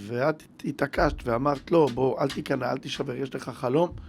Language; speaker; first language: Hebrew; native; Hebrew